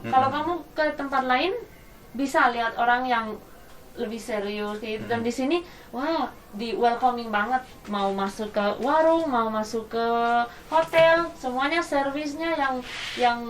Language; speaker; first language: Indonesian; non-native, fluent; Spanish